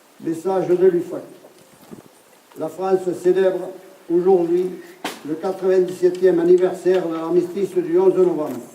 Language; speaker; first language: French; native; French